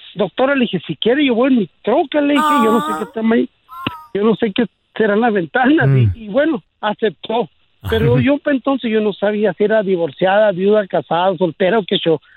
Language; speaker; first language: Spanish; native; Spanish